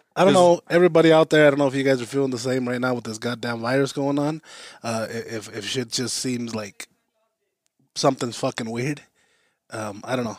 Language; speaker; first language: English; early bilingual, other home language; Spanish